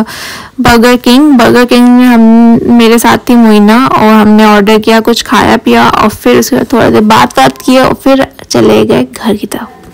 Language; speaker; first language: Hindi; native; Hindi